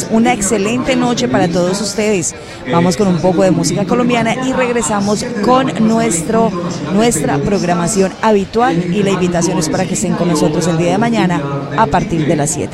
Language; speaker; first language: Spanish; native; Spanish